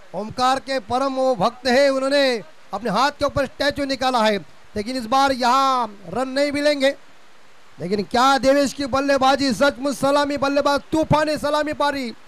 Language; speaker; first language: Hindi; non-native, local second language; Marathi